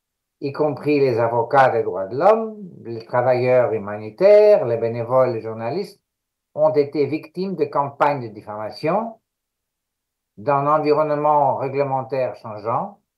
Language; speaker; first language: French; non-native, fluent; Greek